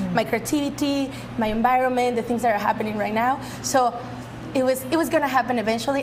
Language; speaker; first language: English; non-native, fluent; Spanish